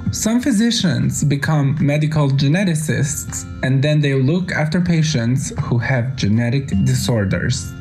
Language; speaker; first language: English; non-native, fluent; Bosnian